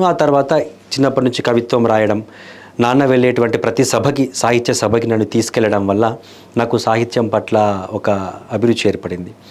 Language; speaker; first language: Telugu; native; Telugu